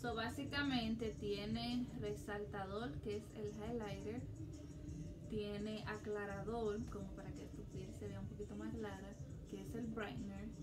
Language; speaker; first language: Spanish; early bilingual, heritage; Spanish